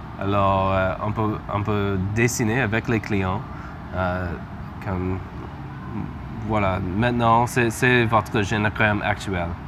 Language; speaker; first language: French; non-native, learner; English